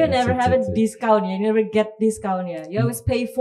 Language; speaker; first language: English; non-native, fluent; Indonesian